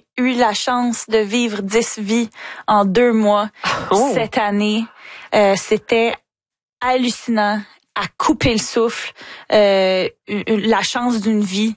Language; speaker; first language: French; native; French